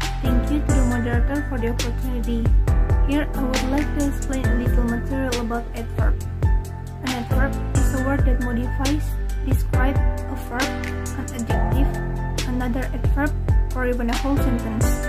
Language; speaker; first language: English; non-native, learner; Indonesian